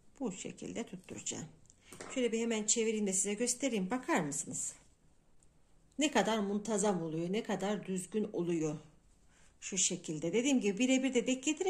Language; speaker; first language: Turkish; native; Turkish